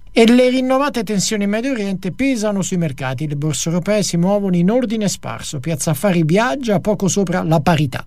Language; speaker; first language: Italian; native; Italian